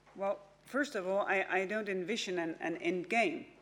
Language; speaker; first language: English; non-native, fluent; Danish